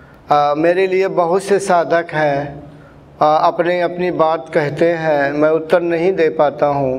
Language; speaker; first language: Hindi; native; Hindi